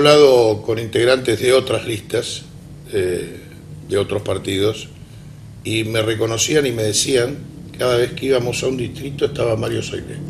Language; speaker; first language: Spanish; native; Spanish